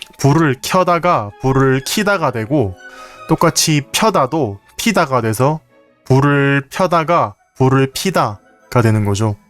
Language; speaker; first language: Korean; native; Korean